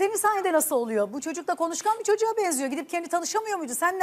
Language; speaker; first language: Turkish; native; Turkish